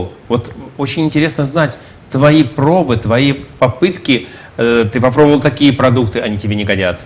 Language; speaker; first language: Russian; native; Russian